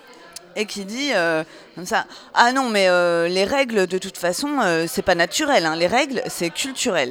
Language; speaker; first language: French; native; French